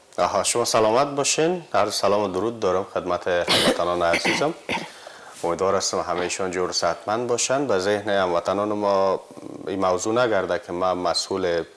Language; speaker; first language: Persian; native; Persian